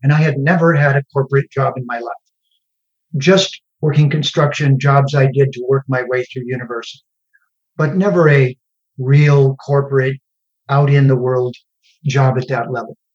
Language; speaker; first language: English; native; English